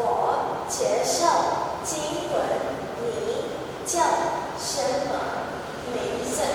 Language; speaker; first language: Chinese; non-native, learner; Indonesian